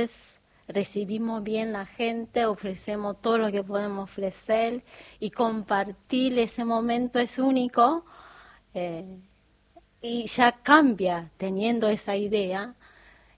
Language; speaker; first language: Spanish; non-native, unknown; Japanese